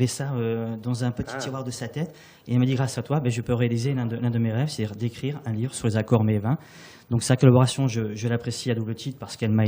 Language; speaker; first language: French; native; French